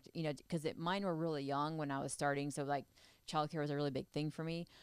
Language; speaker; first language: English; native; English